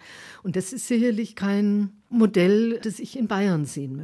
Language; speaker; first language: German; native; German